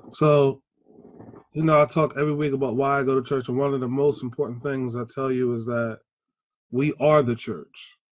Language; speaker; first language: English; native; English